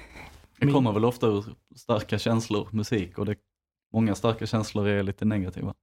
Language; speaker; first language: Swedish; native; Swedish